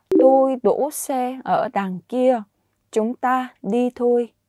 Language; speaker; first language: Vietnamese; non-native, fluent; Korean